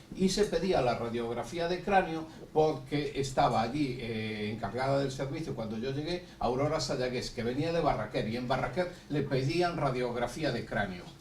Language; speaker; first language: Spanish; native; Spanish